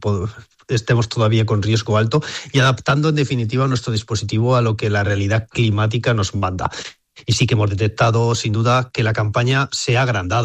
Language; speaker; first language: Spanish; native; Spanish